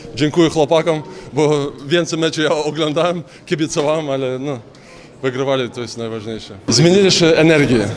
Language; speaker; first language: Polish; non-native, learner; Ukrainian